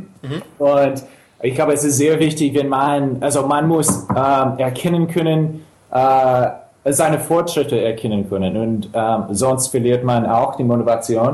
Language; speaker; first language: German; non-native, fluent; English